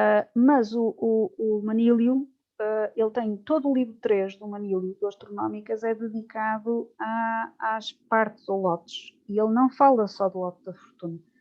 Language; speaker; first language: Portuguese; native; Portuguese